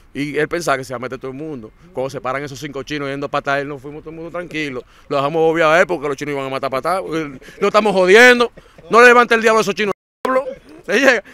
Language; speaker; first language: Spanish; native; Spanish